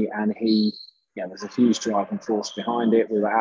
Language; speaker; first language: English; native; English